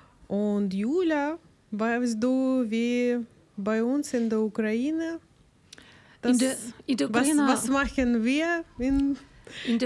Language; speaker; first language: German; non-native, learner; Ukrainian